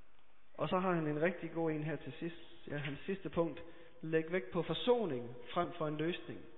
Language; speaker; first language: Danish; native; Danish